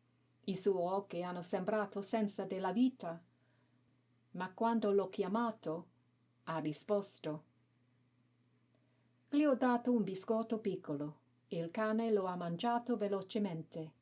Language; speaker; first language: Italian; non-native, learner; English